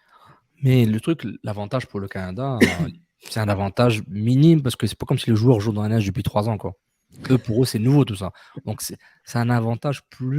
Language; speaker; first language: French; native; French